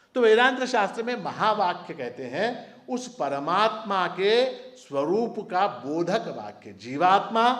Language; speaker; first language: Hindi; non-native, local second language; Marathi